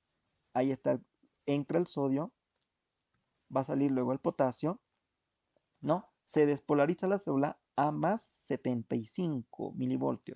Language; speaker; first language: Spanish; native; Spanish